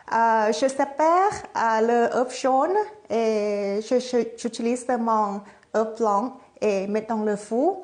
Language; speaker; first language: French; non-native, fluent; Thai